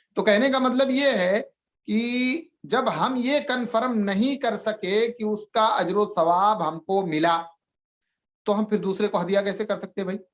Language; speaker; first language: Urdu; native; Urdu